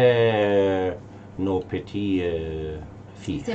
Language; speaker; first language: French; non-native, learner; German